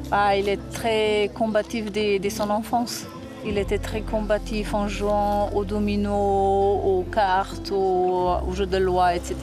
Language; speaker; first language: French; non-native, fluent; Slovenian